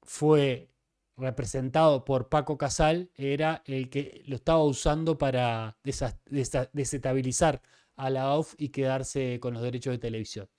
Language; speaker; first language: Spanish; native; Spanish